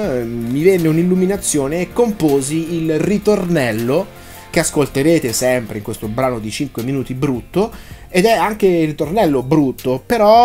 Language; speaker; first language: Italian; native; Italian